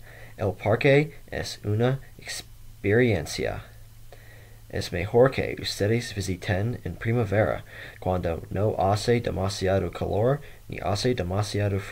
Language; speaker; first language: Spanish; non-native, learner; English